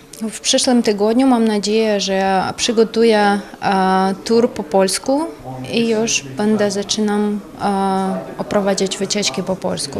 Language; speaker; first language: Polish; non-native, learner; German